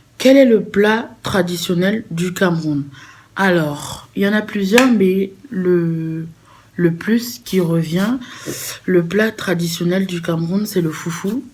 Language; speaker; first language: French; native; French